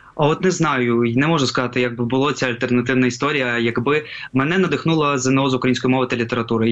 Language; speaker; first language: Ukrainian; non-native, local second language; Russian